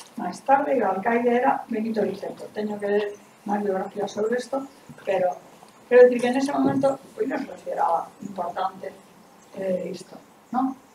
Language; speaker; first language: Galician; non-native, local second language; Spanish